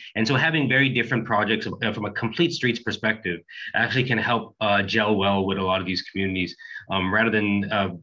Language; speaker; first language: English; native; English